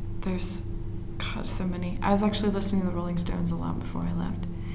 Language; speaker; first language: English; native; English